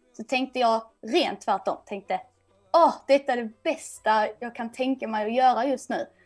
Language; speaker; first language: Swedish; native; Swedish